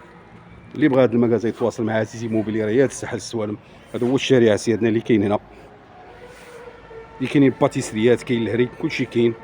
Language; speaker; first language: Arabic; native; Arabic